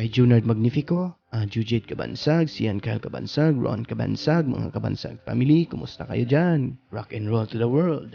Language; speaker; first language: Filipino; non-native, local second language; Cebuano